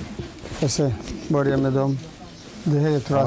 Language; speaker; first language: Swedish; non-native, learner; Turoyo